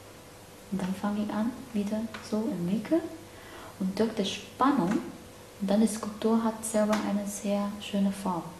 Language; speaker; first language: German; non-native, learner; Cantonese